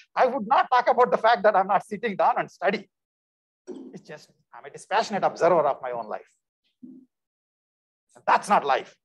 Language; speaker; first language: English; non-native, local second language; Telugu